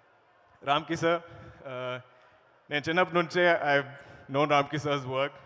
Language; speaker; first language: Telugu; non-native, learner; Malayalam